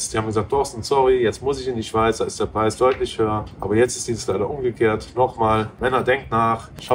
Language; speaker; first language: German; native; German